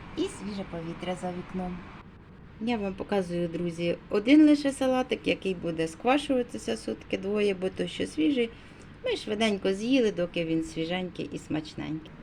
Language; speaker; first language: Ukrainian; non-native, local second language; Russian